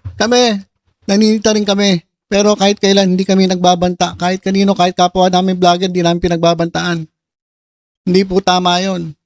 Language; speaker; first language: Filipino; native; Filipino